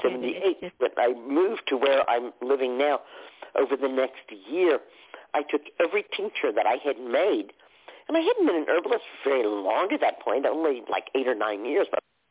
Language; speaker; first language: English; native; English